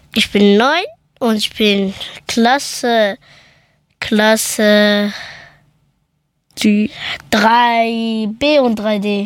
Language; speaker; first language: German; early bilingual, other home language; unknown